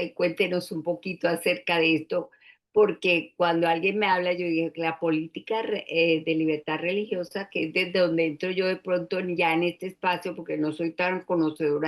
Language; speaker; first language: Spanish; native; Spanish